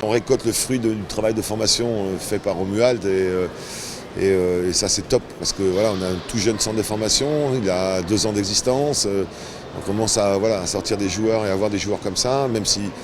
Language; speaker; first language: French; native; French